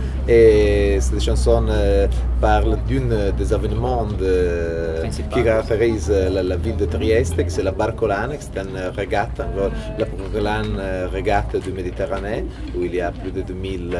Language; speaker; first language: French; non-native, fluent; Italian